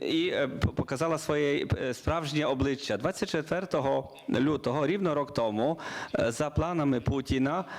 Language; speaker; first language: Ukrainian; non-native, learner; Polish